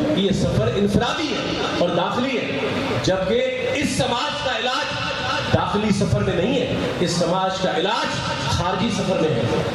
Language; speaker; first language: Urdu; non-native, local second language; Sindhi